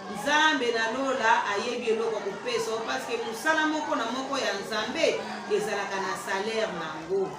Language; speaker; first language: Lingala; native; Lingala